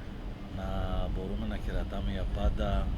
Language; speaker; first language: Greek; non-native, learner; Persian